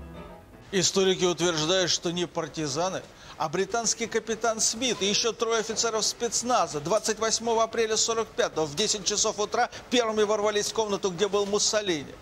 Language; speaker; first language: Russian; native; Russian